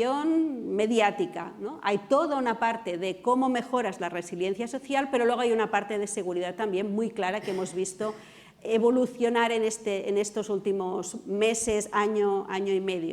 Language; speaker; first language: Spanish; non-native, local second language; Catalan